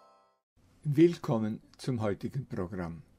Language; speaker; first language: German; non-native, fluent; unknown